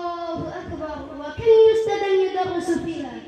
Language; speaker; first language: Arabic; non-native, learner; Urdu